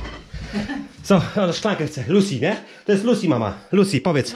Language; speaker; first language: German; non-native, fluent; Polish